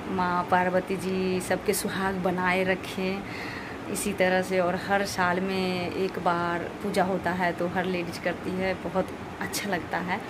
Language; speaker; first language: Hindi; native; Hindi